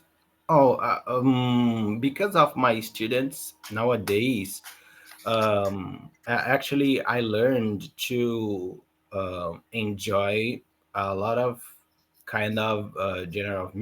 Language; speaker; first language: English; non-native, learner; Portuguese